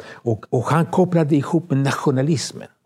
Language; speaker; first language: Swedish; non-native, fluent; Spanish